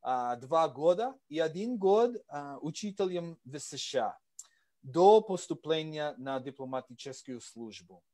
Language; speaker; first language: Russian; non-native, learner; English